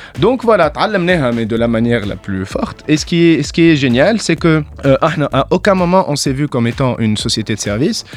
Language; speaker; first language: French; non-native, local second language; Arabic